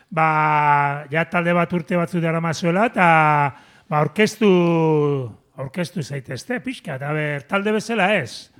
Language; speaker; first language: Basque; native; Basque